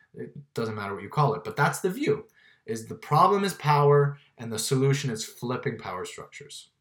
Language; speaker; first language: English; native; English